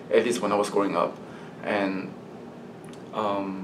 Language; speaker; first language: English; early bilingual, other home language; Chinese